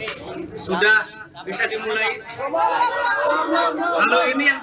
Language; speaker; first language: Indonesian; native; Indonesian